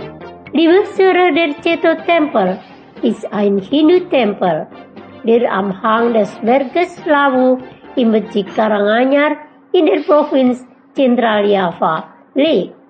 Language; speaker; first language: German; non-native, fluent; Indonesian